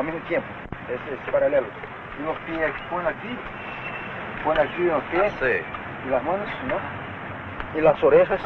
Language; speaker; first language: Spanish; non-native, learner; Portuguese